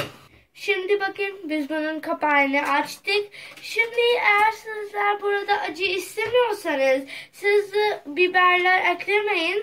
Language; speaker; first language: Turkish; non-native, fluent; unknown